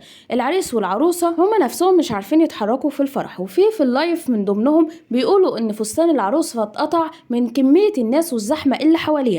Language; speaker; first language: Arabic; native; Arabic